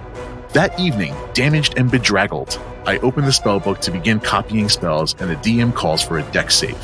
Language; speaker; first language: English; native; English